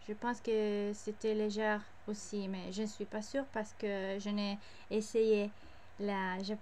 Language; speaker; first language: French; non-native, learner; English